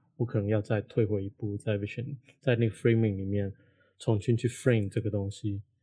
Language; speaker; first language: Chinese; non-native, local second language; Cantonese